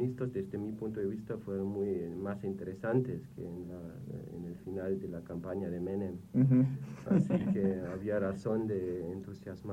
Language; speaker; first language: Spanish; non-native, fluent; German